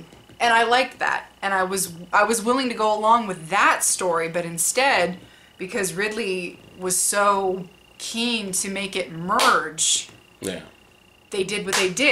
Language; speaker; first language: English; native; English